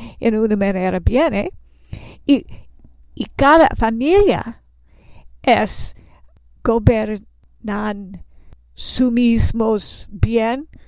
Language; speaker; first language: Spanish; non-native, learner; English